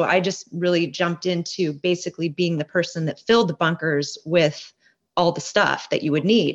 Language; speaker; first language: English; native; English